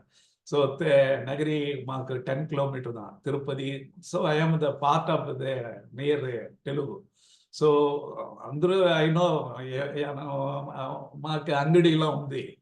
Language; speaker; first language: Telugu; non-native, local second language; Tamil